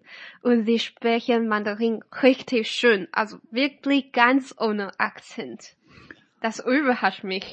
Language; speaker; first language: German; non-native, fluent; Chinese